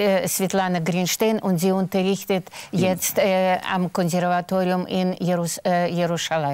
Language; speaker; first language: German; non-native, fluent; Russian